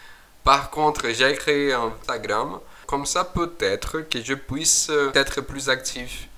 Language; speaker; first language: French; non-native, fluent; Portuguese